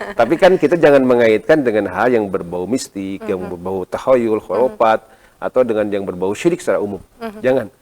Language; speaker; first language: Indonesian; non-native, local second language; Sundanese